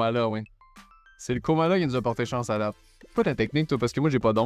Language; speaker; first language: French; native; French